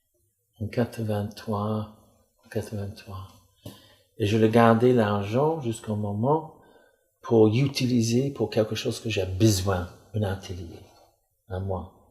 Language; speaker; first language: French; non-native, fluent; English